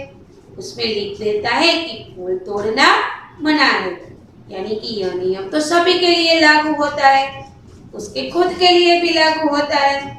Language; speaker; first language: Hindi; non-native, local second language; Gujarati